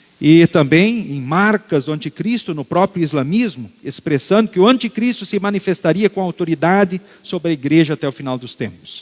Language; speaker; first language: Portuguese; native; Portuguese